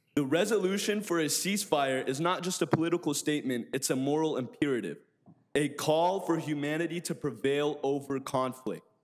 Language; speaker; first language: English; native; English